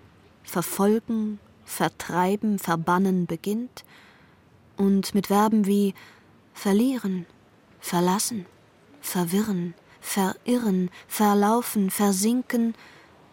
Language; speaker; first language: German; non-native, fluent; Persian